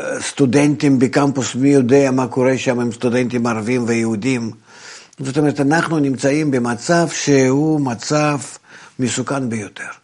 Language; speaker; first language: Hebrew; non-native, fluent; Russian